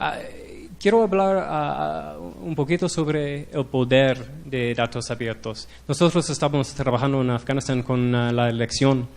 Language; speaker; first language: Spanish; non-native, learner; English